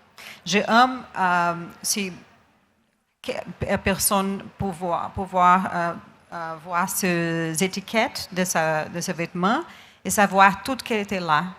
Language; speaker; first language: French; non-native, learner; Portuguese